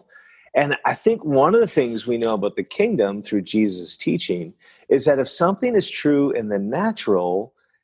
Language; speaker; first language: English; non-native, fluent; French